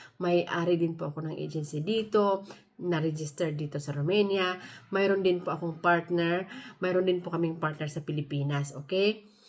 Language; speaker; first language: Filipino; native; Filipino